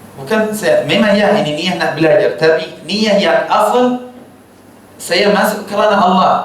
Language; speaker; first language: Malay; non-native, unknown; Arabic